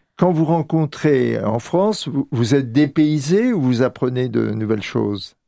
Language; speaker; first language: French; native; French